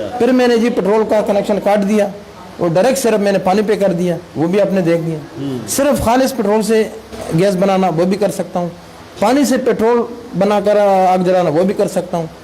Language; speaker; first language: Urdu; non-native, local second language; Pashto